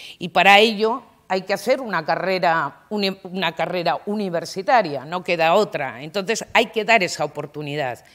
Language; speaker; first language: Spanish; native; Spanish